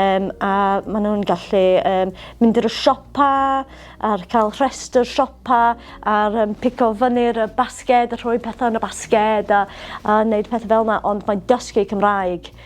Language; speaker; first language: Welsh; non-native, local second language; English